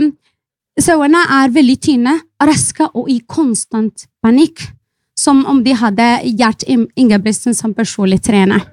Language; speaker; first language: Norwegian; non-native, fluent; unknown